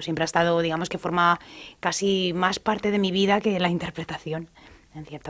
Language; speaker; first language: Spanish; native; Spanish